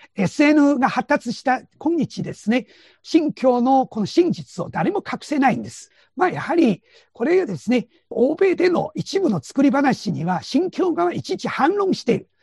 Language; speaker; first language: Japanese; non-native, fluent; Chinese